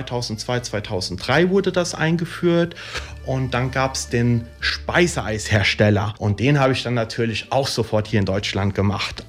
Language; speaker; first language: German; early bilingual, other home language; Italian